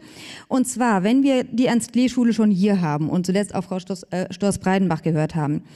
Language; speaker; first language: German; native; German